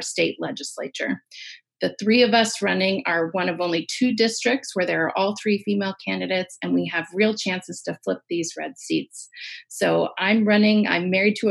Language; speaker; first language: English; native; English